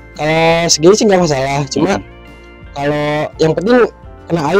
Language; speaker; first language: Indonesian; native; Indonesian